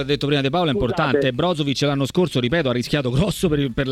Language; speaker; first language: Italian; native; Italian